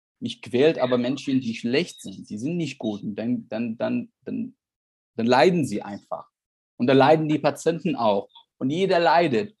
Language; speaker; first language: German; non-native, fluent; Arabic